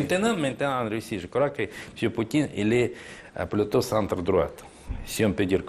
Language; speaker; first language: French; non-native, fluent; Russian